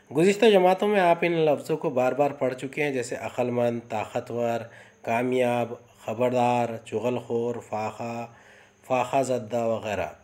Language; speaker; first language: Urdu; native; Urdu